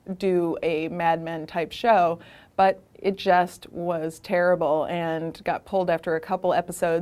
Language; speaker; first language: English; native; English